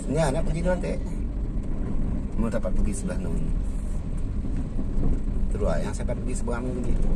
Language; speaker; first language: Indonesian; non-native, local second language; Malay